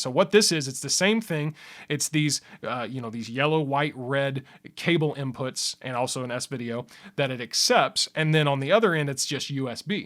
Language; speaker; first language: English; native; English